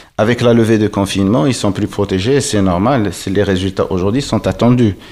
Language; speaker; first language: French; non-native, local second language; Arabic